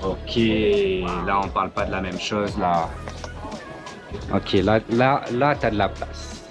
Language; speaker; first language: French; native; French